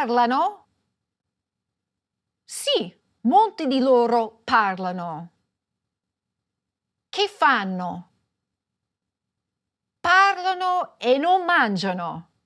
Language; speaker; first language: Italian; non-native, fluent; English